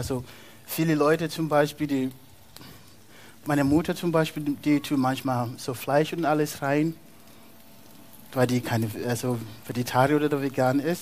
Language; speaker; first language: German; non-native, fluent; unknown